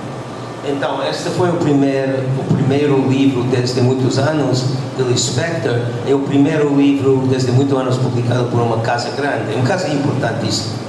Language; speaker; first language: Portuguese; non-native, fluent; English